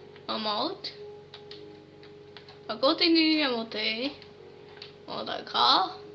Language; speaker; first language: French; native; French